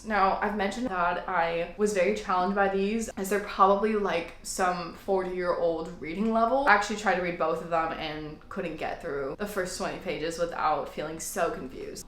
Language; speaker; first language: English; native; English